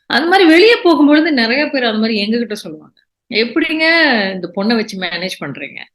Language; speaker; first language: Tamil; early bilingual, heritage; Tamil